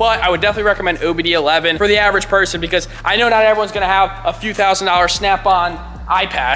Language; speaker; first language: English; native; English